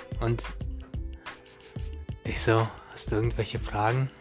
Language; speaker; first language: German; non-native, learner; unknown